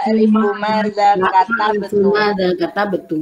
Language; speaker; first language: Arabic; non-native, learner; Indonesian